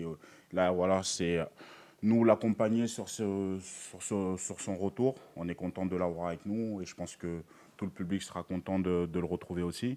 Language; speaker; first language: French; native; French